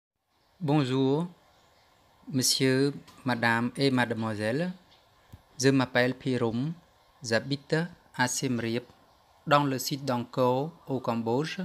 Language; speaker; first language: French; non-native, fluent; Khmer